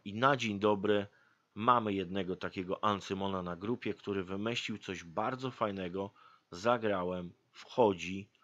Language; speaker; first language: Polish; native; Polish